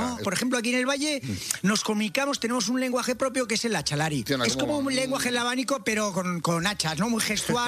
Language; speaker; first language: Spanish; native; Spanish